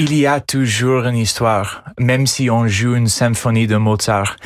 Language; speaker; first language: French; non-native, fluent; English